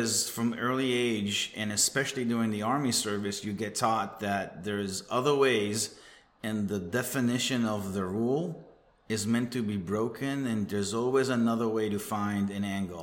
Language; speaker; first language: English; non-native, fluent; Hebrew